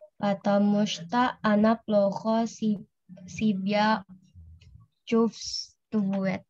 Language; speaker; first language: Russian; non-native, learner; Indonesian